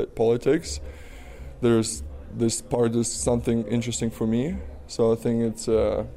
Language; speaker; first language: English; non-native, fluent; Russian